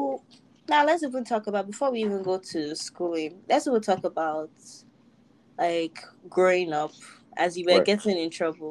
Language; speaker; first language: English; non-native, local second language; Yoruba